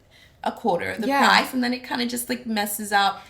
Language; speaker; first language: English; native; English